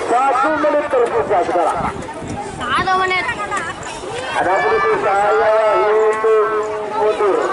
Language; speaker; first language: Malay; non-native, local second language; Madurese